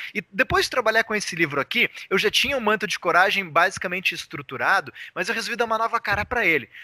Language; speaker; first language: Portuguese; native; Portuguese